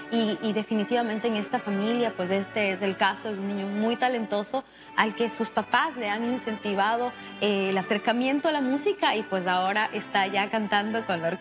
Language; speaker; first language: Spanish; native; Spanish